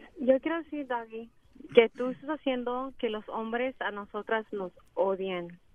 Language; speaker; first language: Spanish; early bilingual, heritage; Spanish